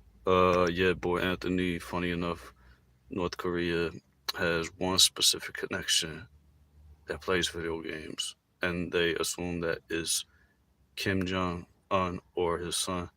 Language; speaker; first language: English; native; English